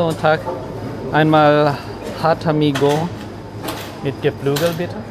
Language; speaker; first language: German; non-native, learner; Filipino